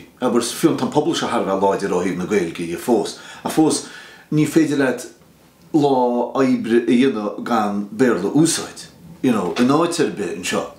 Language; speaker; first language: Irish; native; Irish